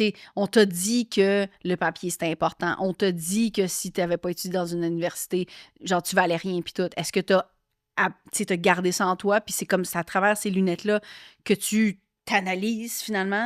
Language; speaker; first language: French; native; French